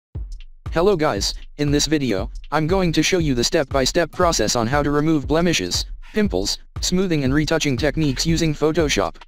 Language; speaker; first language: English; non-native, local second language; Filipino